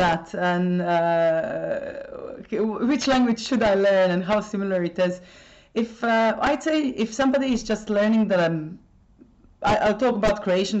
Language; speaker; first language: English; non-native, fluent; Croatian